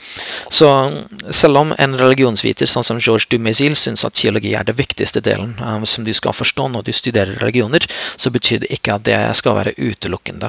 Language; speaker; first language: Norwegian; non-native, fluent; English